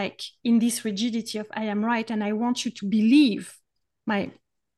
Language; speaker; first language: English; non-native, fluent; French